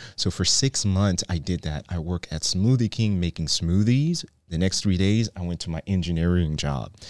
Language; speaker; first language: English; non-native, fluent; Haitian Creole